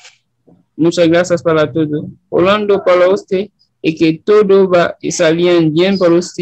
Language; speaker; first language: Spanish; non-native, learner; Haitian Creole